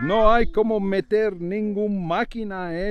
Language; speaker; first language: Spanish; non-native, fluent; English